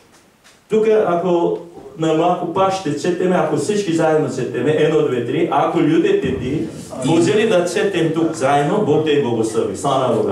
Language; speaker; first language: Bulgarian; non-native, learner; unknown